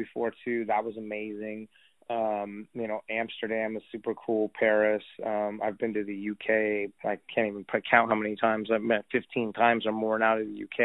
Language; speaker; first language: English; native; English